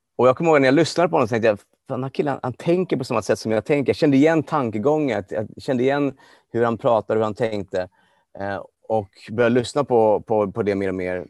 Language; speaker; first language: Swedish; non-native, fluent; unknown